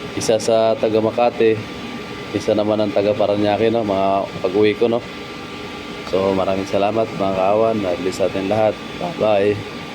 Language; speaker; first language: Filipino; non-native, local second language; Waray